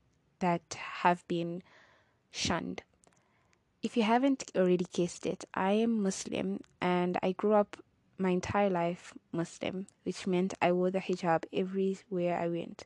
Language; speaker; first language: English; non-native, local second language; Nyanja